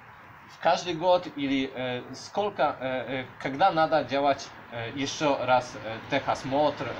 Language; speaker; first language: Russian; non-native, learner; Polish